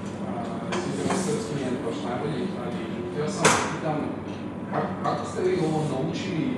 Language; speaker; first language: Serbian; non-native, learner; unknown